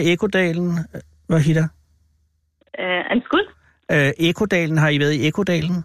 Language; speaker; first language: Danish; native; Danish